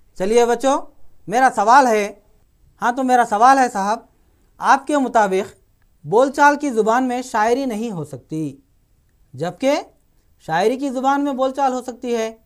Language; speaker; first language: Urdu; native; Urdu